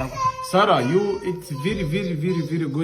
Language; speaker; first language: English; non-native, learner; Arabic